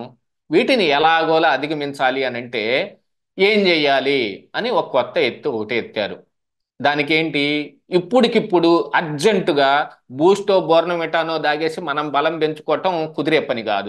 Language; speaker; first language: Telugu; native; Telugu